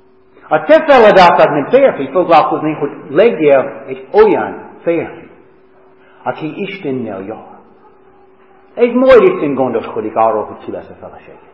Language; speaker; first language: Hungarian; non-native, fluent; English